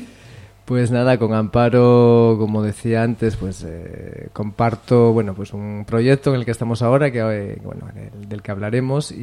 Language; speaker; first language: Spanish; native; Spanish